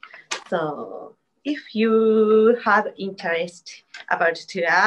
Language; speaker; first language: English; non-native, learner; Japanese